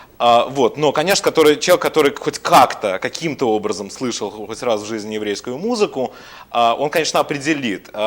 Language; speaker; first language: Russian; native; Russian